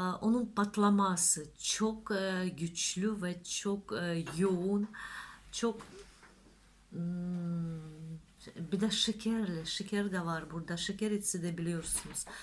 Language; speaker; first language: Turkish; non-native, learner; Russian